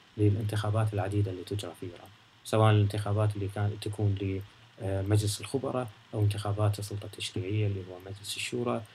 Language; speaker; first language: Arabic; native; Arabic